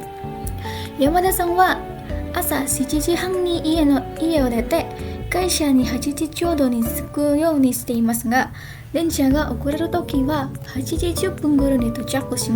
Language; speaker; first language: Japanese; non-native, learner; Indonesian